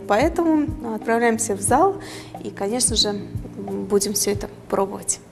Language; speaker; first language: Russian; native; Russian